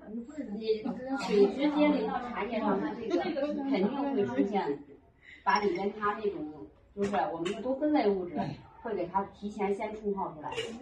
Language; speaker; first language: Chinese; native; Chinese